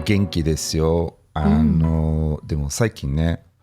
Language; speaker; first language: Japanese; non-native, fluent; English